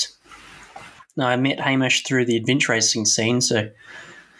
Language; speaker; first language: English; native; English